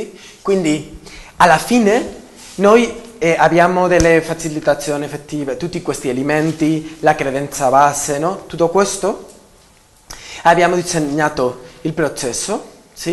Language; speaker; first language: Italian; non-native, learner; Spanish